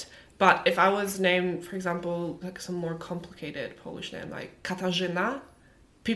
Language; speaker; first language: English; non-native, fluent; Polish